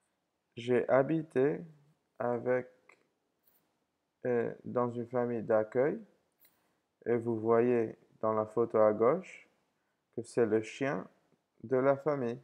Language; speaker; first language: French; non-native, fluent; English